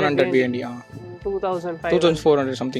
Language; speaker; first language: Tamil; native; Tamil